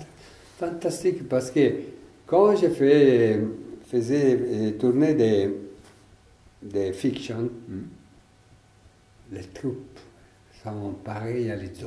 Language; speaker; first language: French; non-native, learner; Italian